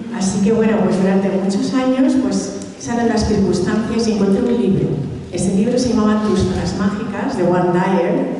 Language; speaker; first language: Spanish; early bilingual, other home language; Catalan